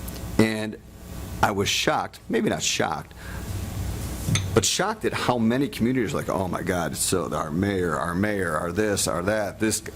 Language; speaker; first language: English; native; English